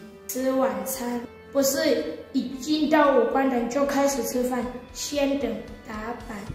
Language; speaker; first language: Chinese; non-native, learner; Southern Sotho